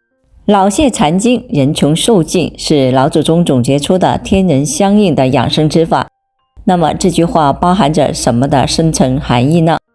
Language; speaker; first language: Chinese; native; Chinese